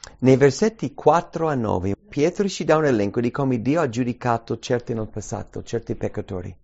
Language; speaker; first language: Italian; early bilingual, heritage; English